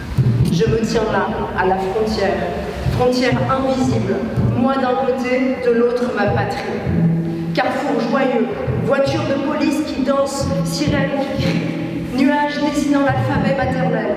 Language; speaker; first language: French; native; French